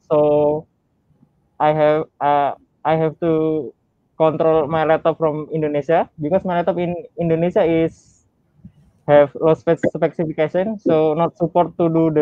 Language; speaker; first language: English; non-native, learner; Indonesian